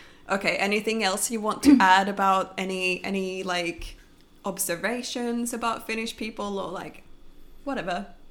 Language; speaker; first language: English; non-native, fluent; Finnish